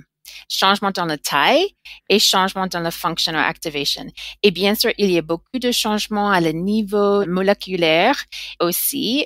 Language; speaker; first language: French; non-native, learner; English